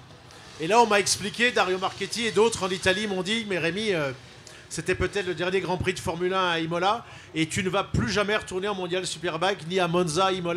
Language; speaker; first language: French; native; French